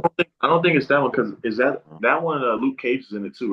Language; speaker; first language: English; native; English